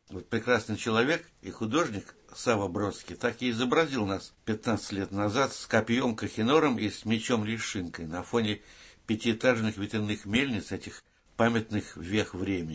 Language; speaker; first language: Russian; native; Russian